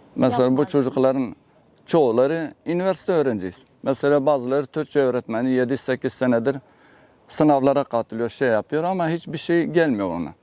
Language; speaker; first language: Turkish; non-native, local second language; Kurdish